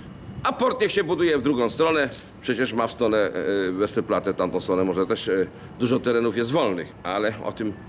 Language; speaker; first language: Polish; native; Polish